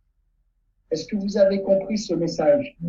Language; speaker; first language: French; non-native, fluent; Italian